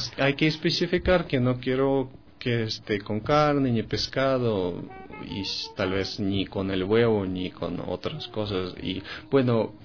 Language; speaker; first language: Spanish; non-native, fluent; Russian